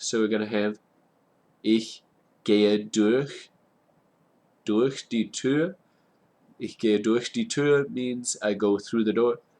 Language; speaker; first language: German; non-native, learner; English